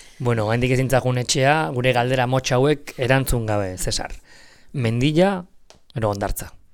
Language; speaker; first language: Basque; native; Basque